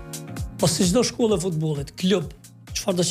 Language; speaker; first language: Albanian; native; Albanian